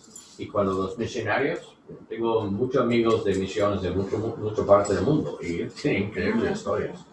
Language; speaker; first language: Spanish; non-native, learner; English